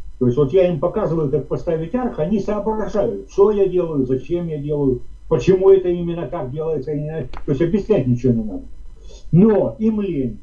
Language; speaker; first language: Russian; native; Russian